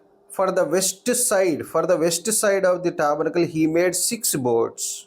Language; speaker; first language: English; non-native, local second language; Telugu